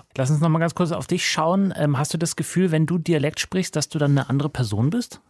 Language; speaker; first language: German; native; German